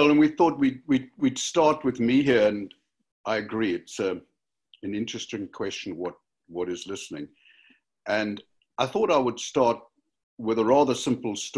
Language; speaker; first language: English; native; English